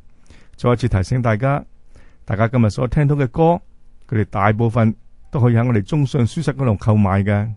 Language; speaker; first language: Chinese; native; Chinese